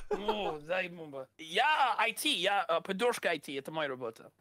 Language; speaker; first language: Russian; non-native, learner; English